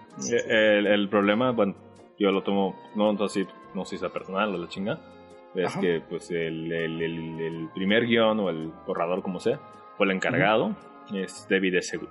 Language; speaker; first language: Spanish; native; Spanish